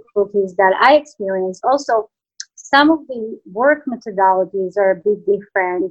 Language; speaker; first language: English; non-native, fluent; Hebrew